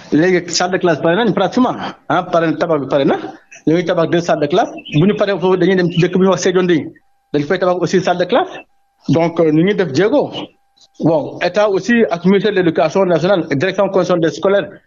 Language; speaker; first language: Wolof; non-native, local second language; Mandingo